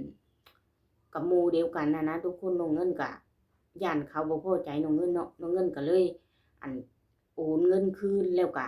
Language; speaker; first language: Thai; non-native, local second language; Lao